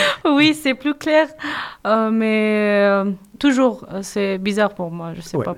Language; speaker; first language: French; non-native, learner; Persian